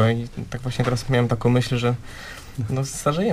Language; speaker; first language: Polish; native; Polish